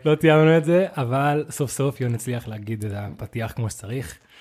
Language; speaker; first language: Hebrew; non-native, fluent; Spanish